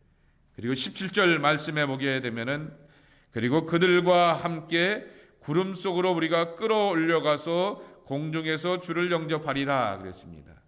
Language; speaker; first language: Korean; native; Korean